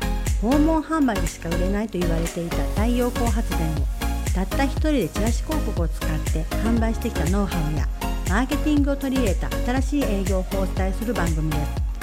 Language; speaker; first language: Japanese; native; Japanese